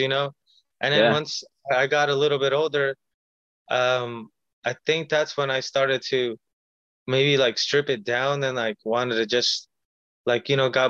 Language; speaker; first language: English; early bilingual, other home language; Spanish